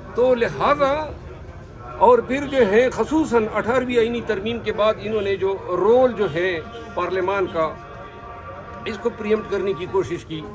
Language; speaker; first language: Urdu; non-native, local second language; Pashto